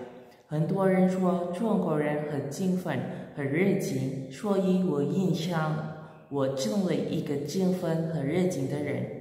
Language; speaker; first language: Chinese; non-native, learner; Indonesian